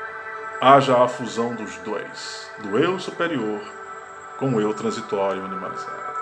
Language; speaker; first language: Portuguese; native; Portuguese